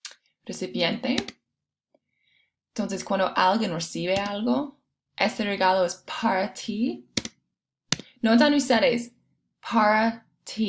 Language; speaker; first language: Spanish; non-native, fluent; English